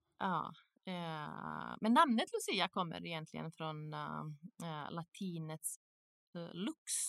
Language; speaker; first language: Swedish; non-native, fluent; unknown